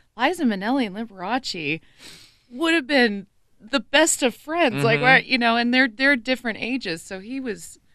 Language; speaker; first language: English; native; English